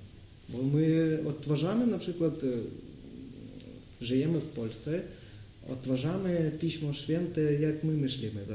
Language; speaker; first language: Polish; non-native, learner; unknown